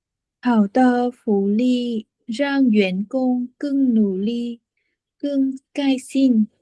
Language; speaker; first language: Chinese; non-native, learner; Vietnamese